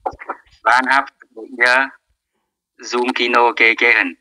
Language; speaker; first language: German; non-native, learner; Vietnamese